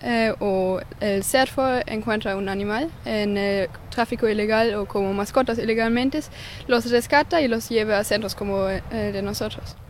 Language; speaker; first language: Spanish; non-native, fluent; German